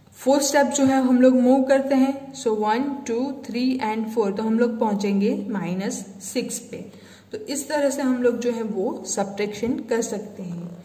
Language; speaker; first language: Hindi; non-native, local second language; Gujarati